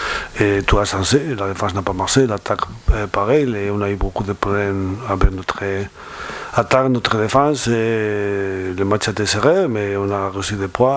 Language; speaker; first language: French; non-native, fluent; Spanish